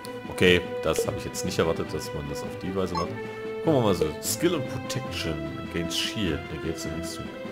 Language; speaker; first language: German; native; German